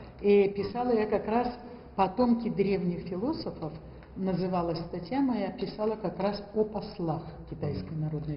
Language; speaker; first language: Russian; native; Russian